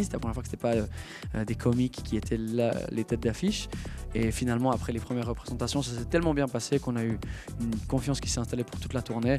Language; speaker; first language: French; native; French